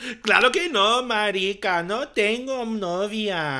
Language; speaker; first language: Spanish; non-native, learner; English